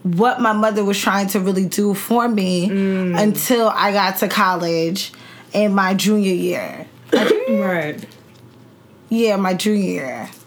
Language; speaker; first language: English; native; English